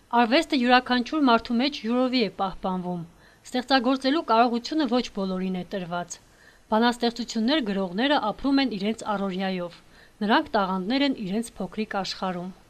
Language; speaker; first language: Armenian; native; Armenian